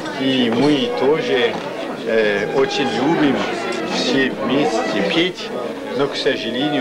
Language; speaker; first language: Russian; non-native, fluent; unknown